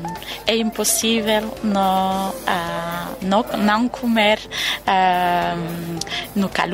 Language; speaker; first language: Portuguese; non-native, fluent; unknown